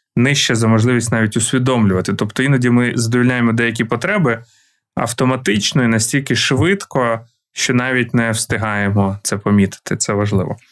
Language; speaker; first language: Ukrainian; non-native, local second language; Russian